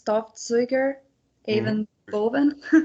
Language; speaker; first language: Dutch; non-native, learner; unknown